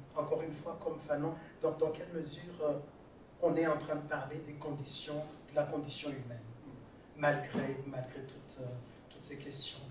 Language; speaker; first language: French; non-native, local second language; Swahili